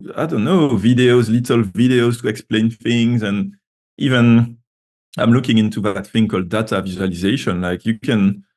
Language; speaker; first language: English; non-native, fluent; French